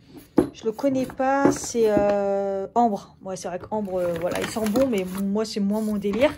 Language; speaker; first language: French; native; French